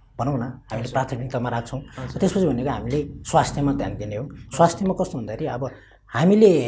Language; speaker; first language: Nepali; non-native, local second language; Eastern Tamang